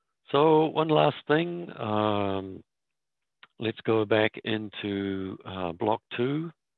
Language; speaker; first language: English; native; English